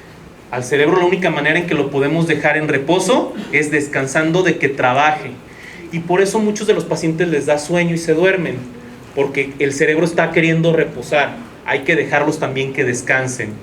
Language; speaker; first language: Spanish; native; Spanish